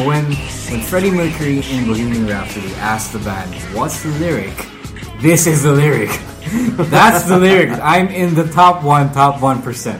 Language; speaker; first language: English; non-native, local second language; Filipino